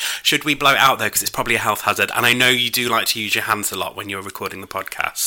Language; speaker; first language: English; native; English